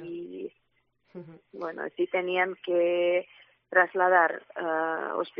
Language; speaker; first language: Spanish; non-native, fluent; Ukrainian